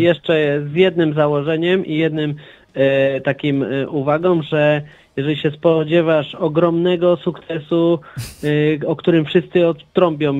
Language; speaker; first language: Polish; native; Polish